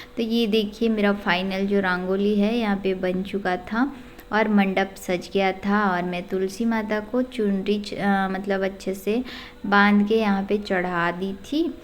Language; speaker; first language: Hindi; non-native, local second language; Odia